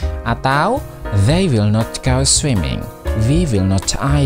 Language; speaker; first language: English; non-native, fluent; Indonesian